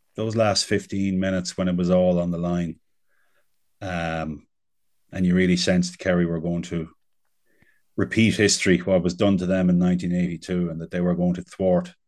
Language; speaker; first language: English; native; English